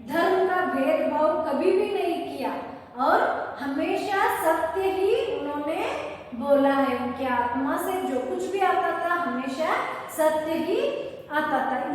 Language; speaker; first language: Hindi; non-native, local second language; Kannada